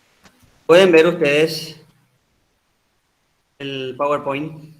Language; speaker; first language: Spanish; native; Spanish